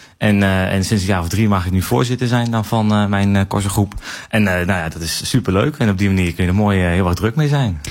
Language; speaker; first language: Dutch; native; Dutch